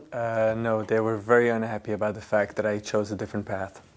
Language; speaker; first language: English; early bilingual, other home language; Yiddish